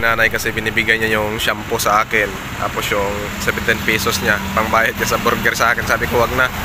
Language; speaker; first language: Filipino; non-native, local second language; Aklanon